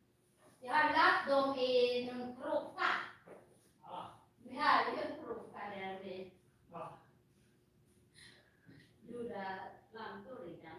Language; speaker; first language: Swedish; non-native, fluent; Filipino